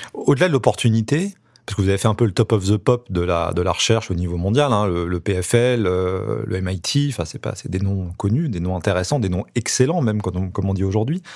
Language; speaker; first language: French; native; French